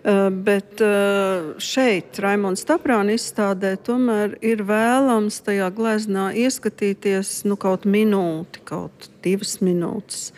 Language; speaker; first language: Latvian; native; Latvian